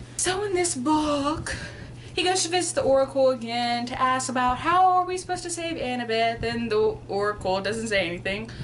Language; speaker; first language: English; native; English